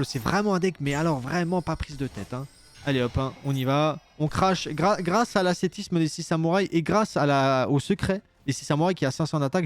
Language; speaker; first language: French; native; French